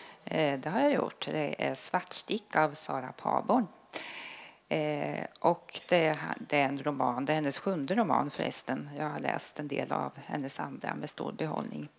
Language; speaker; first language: Swedish; native; Swedish